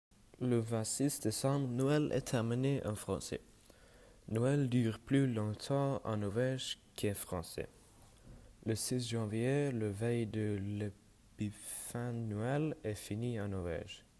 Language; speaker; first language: French; non-native, learner; Norwegian